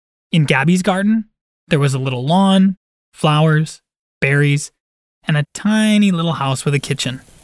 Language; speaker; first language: English; native; English